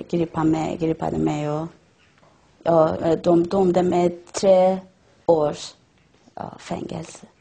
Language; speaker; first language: Swedish; non-native, learner; Persian